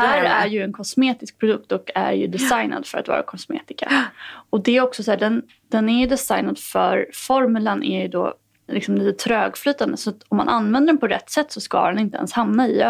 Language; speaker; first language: Swedish; native; Swedish